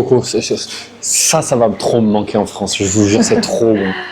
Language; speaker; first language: French; native; French